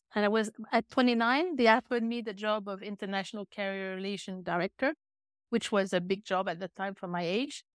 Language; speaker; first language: English; native; English